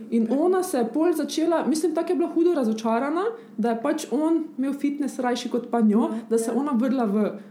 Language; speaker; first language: Slovenian; early bilingual, other home language; Bosnian